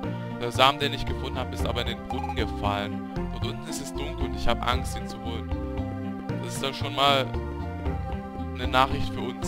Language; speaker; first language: German; native; German